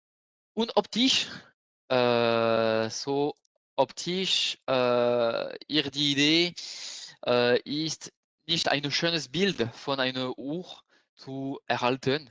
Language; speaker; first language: German; non-native, fluent; French